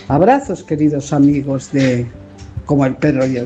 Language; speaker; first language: Spanish; native; Spanish